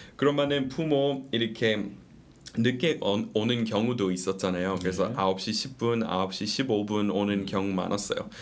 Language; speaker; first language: Korean; non-native, fluent; English